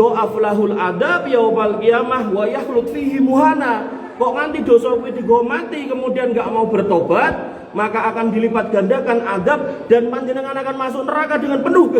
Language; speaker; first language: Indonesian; non-native, local second language; Javanese